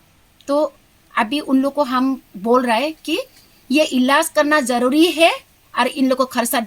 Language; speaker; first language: Hindi; non-native, local second language; Garo